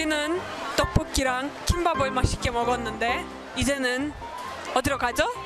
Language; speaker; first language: Korean; non-native, fluent; Azerbaijani